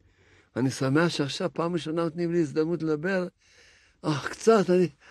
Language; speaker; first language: Hebrew; non-native, fluent; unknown